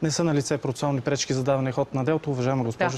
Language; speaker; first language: Bulgarian; native; Bulgarian